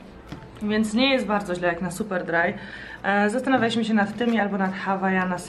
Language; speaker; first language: Polish; native; Polish